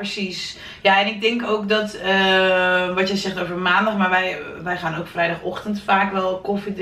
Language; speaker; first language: Dutch; native; Dutch